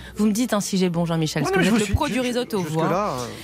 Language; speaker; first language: French; native; French